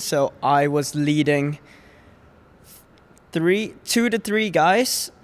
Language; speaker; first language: English; native; English